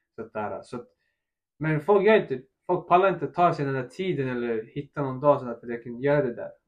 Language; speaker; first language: Swedish; early bilingual, other home language; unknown